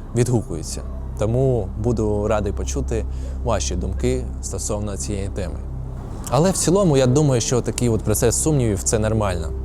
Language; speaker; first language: Ukrainian; non-native, local second language; Russian